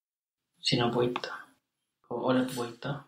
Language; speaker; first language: Finnish; non-native, learner; English